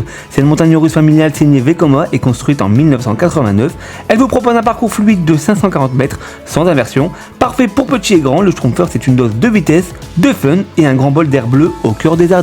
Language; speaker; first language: French; native; French